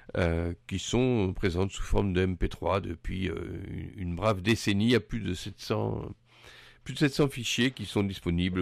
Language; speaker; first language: French; native; French